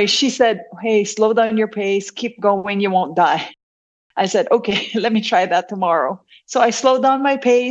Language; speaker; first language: English; non-native, local second language; Hiligaynon